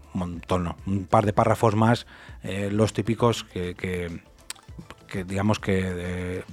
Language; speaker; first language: Spanish; native; Spanish